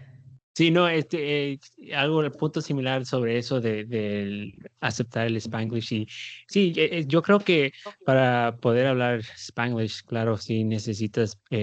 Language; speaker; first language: Spanish; early bilingual, heritage; Spanish